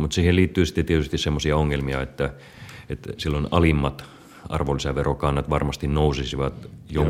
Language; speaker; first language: Finnish; native; Finnish